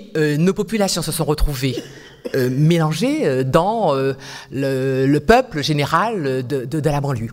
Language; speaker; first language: French; native; French